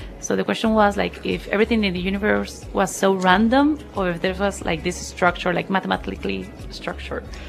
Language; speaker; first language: English; non-native, fluent; Spanish